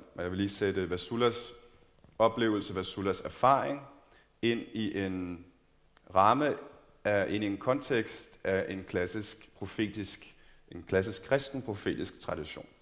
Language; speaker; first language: Danish; native; Danish